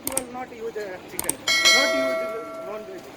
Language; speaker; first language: English; non-native, learner; Hindi